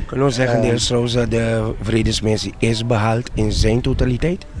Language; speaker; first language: Dutch; non-native, local second language; Papiamento